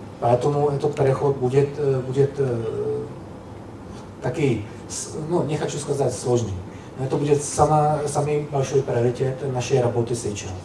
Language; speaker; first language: Russian; non-native, learner; Czech